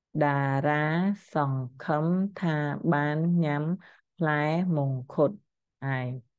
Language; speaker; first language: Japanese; non-native, fluent; Khmer